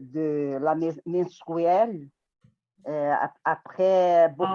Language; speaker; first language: French; non-native, learner; Portuguese